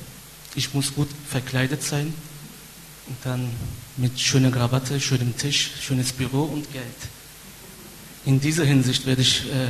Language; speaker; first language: German; non-native, fluent; Turkish